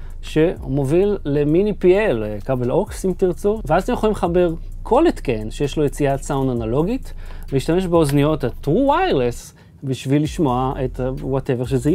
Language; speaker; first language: Hebrew; native; Hebrew